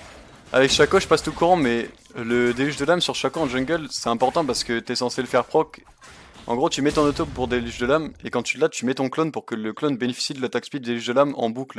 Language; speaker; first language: French; native; French